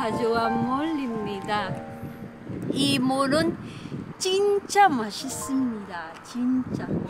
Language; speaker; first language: Korean; non-native, learner; Cebuano